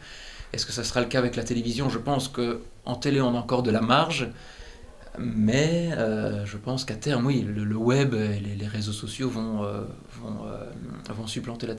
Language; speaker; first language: French; native; French